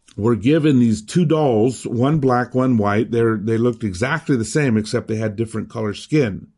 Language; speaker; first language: English; early bilingual, other home language; Spanish